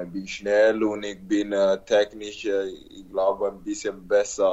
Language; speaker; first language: German; non-native, learner; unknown